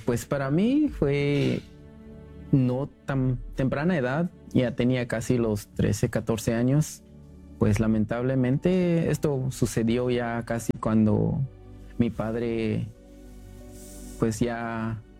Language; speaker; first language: Spanish; native; Spanish